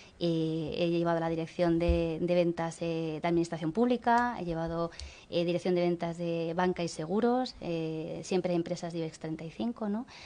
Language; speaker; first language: Spanish; native; Spanish